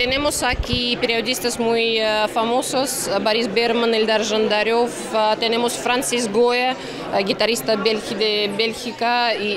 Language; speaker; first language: Spanish; non-native, learner; Russian